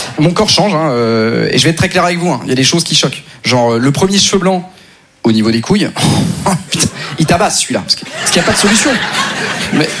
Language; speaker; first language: French; native; French